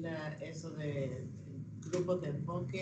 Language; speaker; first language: Spanish; non-native, fluent; English